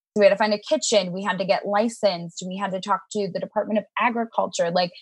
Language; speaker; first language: English; native; English